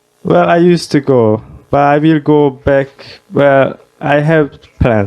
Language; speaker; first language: English; non-native, fluent; Mongolian